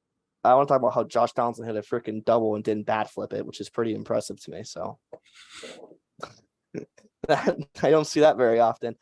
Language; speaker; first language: English; native; English